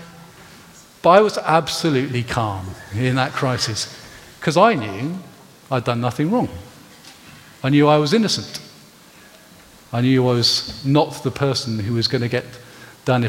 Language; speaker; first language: English; native; English